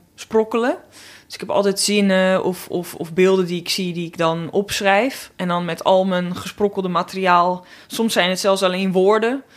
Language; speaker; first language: Dutch; native; Dutch